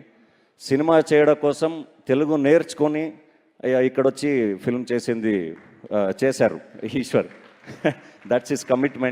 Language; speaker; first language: Telugu; non-native, learner; Kannada